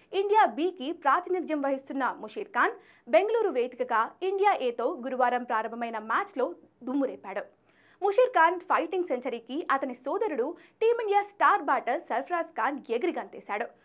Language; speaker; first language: Telugu; native; Telugu